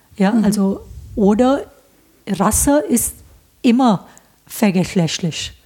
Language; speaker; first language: German; non-native, fluent; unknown